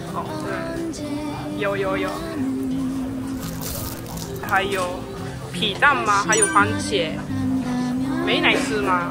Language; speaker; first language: Chinese; non-native, learner; Japanese